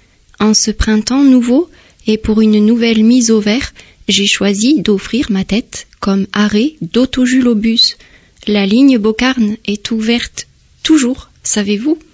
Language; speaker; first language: French; native; French